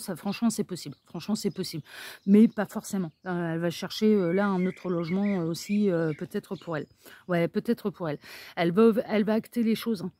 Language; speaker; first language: French; native; French